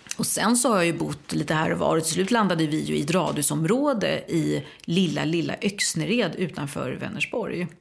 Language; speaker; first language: Swedish; native; Swedish